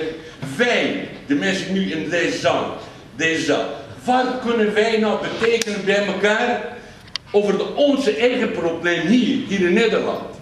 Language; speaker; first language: Dutch; non-native, fluent; Turkish